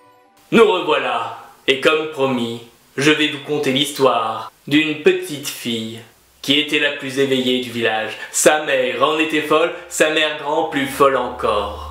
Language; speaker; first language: French; native; French